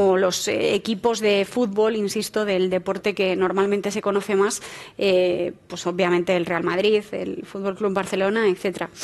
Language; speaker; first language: Spanish; native; Spanish